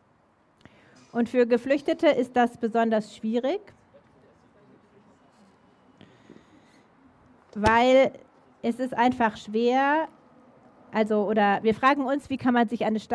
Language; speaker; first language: German; native; German